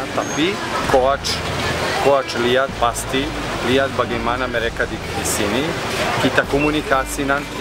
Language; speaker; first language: Indonesian; non-native, learner; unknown